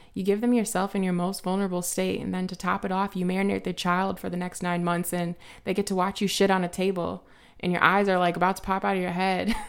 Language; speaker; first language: English; native; English